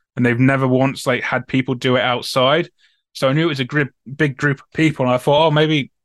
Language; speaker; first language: English; native; English